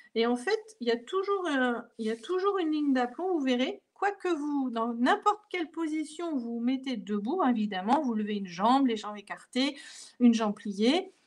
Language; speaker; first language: French; native; French